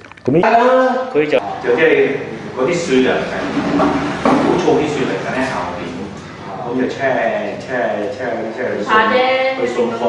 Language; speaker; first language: Cantonese; native; Cantonese